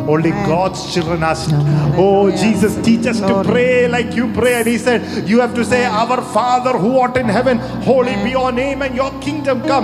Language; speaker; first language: English; non-native, local second language; Malayalam